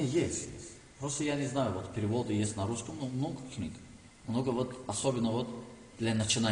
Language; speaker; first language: Russian; non-native, learner; Azerbaijani